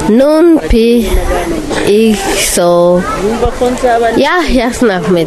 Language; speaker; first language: Danish; non-native, local second language; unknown